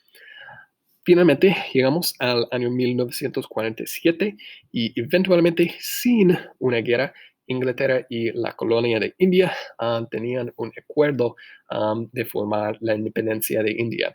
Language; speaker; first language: Spanish; non-native, fluent; English